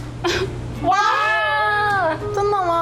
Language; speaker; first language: Chinese; non-native, learner; Korean